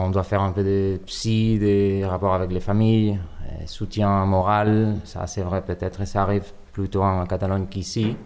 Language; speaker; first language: French; non-native, learner; Catalan